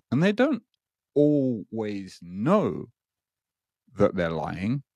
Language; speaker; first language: English; native; English